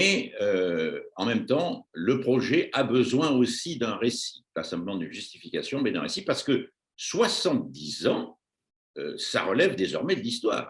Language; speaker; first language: French; native; French